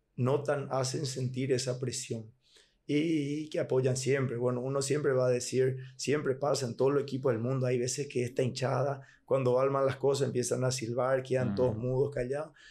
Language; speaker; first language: Spanish; native; Spanish